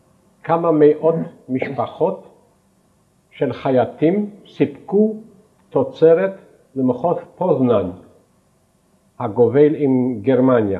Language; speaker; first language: Hebrew; non-native, fluent; Yiddish